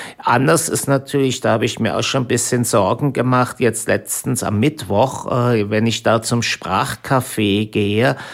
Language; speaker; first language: German; native; German